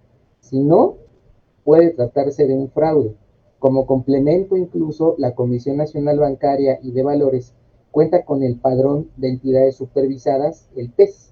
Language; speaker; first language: Spanish; native; Spanish